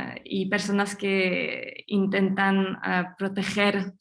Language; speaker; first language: Spanish; non-native, fluent; French